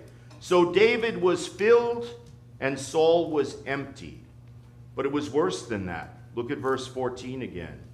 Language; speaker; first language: English; native; English